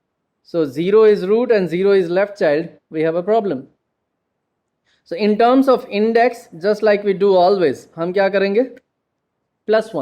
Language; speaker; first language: English; non-native, local second language; Gujarati